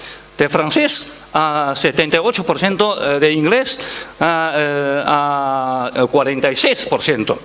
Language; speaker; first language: Spanish; non-native, fluent; Chinese